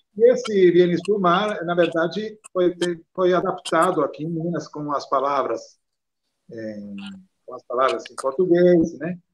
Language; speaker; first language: Portuguese; non-native, fluent; Italian